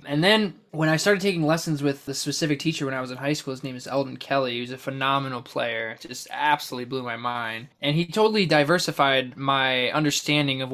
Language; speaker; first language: English; native; English